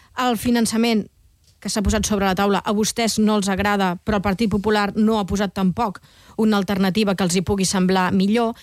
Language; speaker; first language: Catalan; native; Catalan